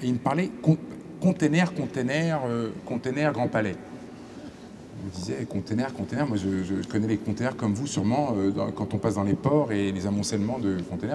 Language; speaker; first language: French; native; French